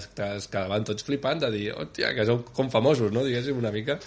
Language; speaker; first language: Catalan; native; Catalan